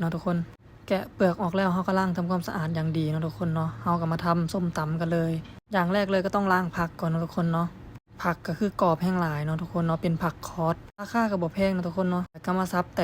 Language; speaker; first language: Thai; non-native, local second language; Lao